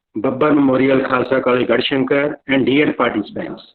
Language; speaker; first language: English; non-native, local second language; Punjabi